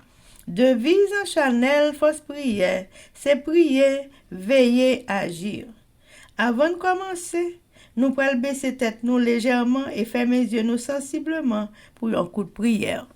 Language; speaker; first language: Haitian Creole; native; Haitian Creole